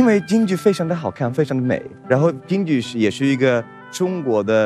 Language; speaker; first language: Chinese; non-native, fluent; Swedish